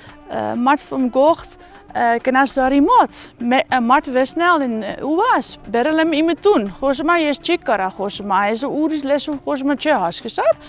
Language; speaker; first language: Armenian; non-native, learner; Dutch